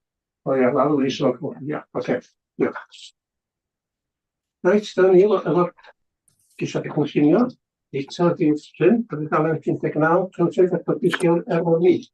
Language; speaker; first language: Welsh; native; Welsh